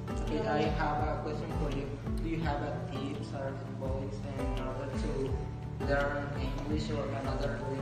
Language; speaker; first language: English; non-native, learner; Spanish